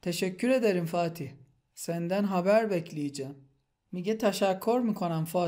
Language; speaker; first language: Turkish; non-native, fluent; Persian